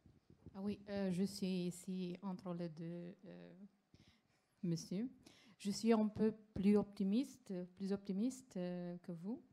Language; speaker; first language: French; non-native, fluent; Romanian